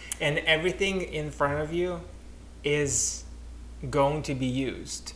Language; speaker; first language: English; non-native, fluent; Lithuanian